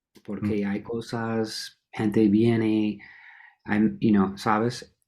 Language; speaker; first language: Spanish; non-native, fluent; English